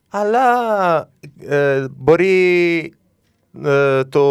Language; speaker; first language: Greek; non-native, learner; Italian